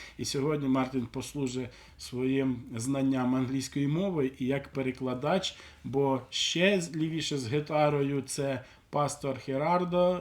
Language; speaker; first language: Ukrainian; native; Ukrainian